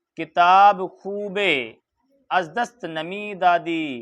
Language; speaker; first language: Persian; non-native, fluent; Urdu